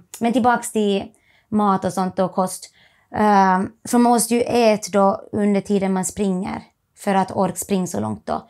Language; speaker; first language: Swedish; native; Swedish